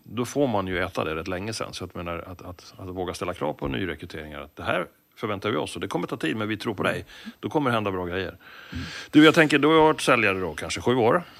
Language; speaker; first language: Swedish; native; Swedish